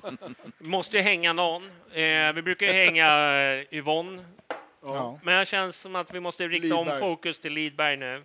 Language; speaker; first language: Swedish; native; Swedish